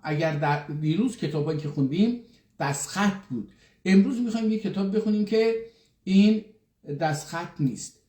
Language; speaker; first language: Persian; non-native, local second language; Azerbaijani